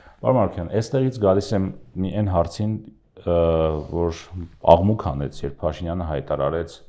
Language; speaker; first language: Armenian; native; Armenian